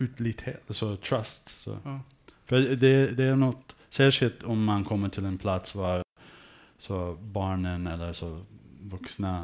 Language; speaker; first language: Swedish; early bilingual, heritage; English